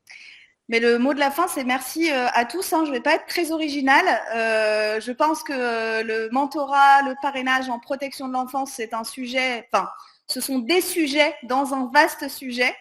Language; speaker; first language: French; native; French